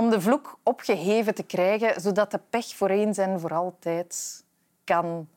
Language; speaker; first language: Dutch; native; Dutch